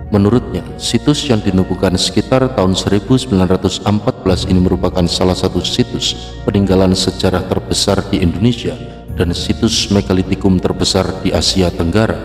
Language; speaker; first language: Indonesian; native; Indonesian